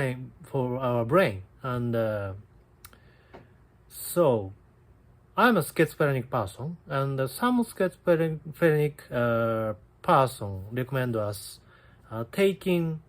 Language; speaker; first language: English; non-native, learner; Japanese